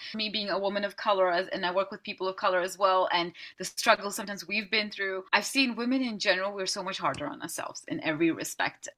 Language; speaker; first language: English; early bilingual, other home language; Dutch